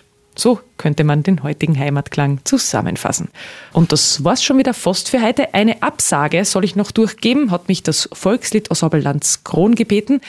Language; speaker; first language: German; native; German